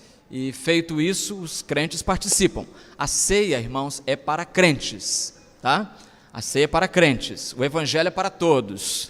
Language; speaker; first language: Portuguese; native; Portuguese